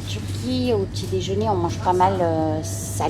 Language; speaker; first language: French; non-native, fluent; Turkish